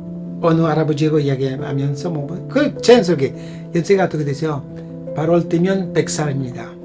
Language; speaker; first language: Korean; non-native, fluent; Italian